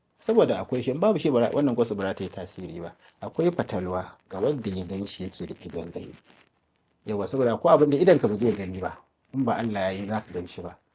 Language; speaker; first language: Hausa; native; Hausa